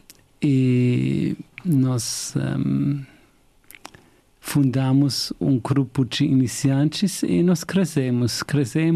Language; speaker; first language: Portuguese; non-native, fluent; German